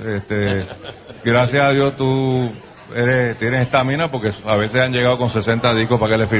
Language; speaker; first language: Spanish; native; Spanish